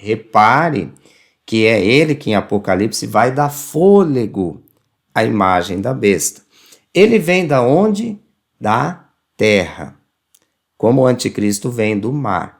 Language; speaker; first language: Portuguese; native; Portuguese